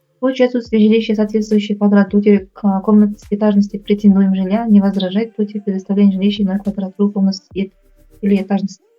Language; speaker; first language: Russian; non-native, local second language; Kazakh